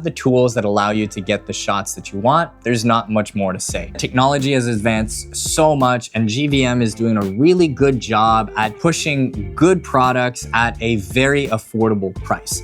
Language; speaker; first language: English; native; English